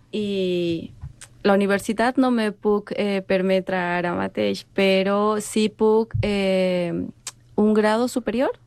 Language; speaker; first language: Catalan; non-native, learner; Spanish